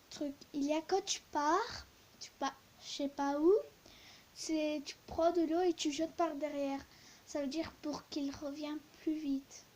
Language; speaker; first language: French; early bilingual, other home language; Turkish